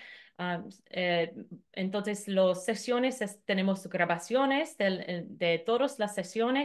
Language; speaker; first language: Spanish; non-native, fluent; English